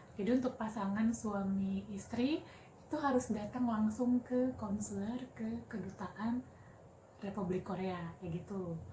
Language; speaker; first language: Indonesian; native; Indonesian